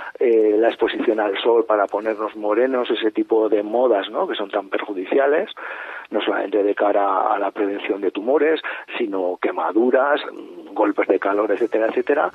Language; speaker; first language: Spanish; native; Spanish